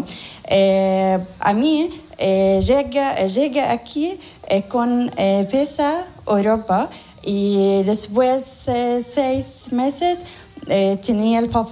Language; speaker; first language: Spanish; non-native, learner; Arabic